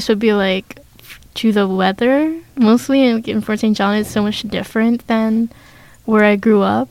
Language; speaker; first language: English; non-native, local second language; Filipino